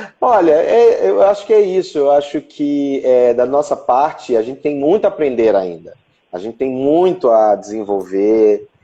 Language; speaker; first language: Portuguese; native; Portuguese